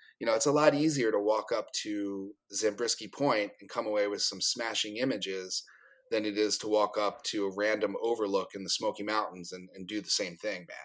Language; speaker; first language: English; native; English